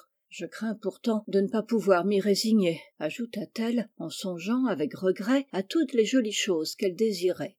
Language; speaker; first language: French; native; French